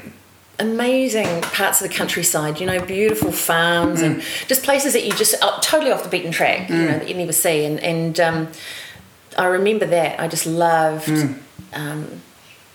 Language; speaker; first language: English; native; English